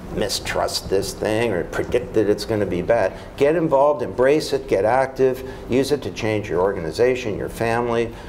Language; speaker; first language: English; native; English